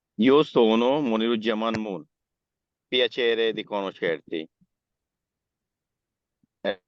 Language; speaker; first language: Italian; non-native, learner; Bangla